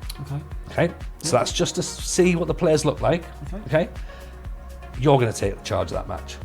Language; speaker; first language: English; native; English